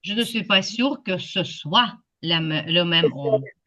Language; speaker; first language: French; non-native, fluent; Ukrainian